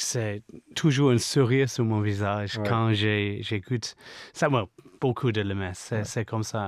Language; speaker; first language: French; non-native, fluent; English